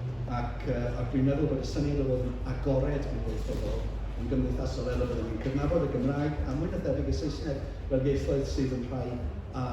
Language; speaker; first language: Welsh; native; Welsh